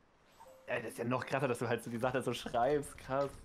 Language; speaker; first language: German; native; German